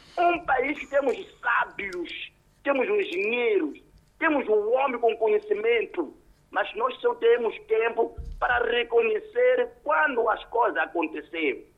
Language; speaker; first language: Portuguese; non-native, local second language; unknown